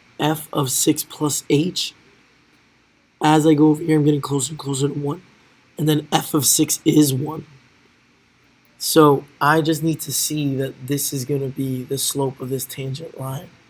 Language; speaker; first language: English; native; English